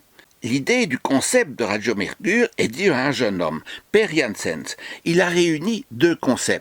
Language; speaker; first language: French; native; French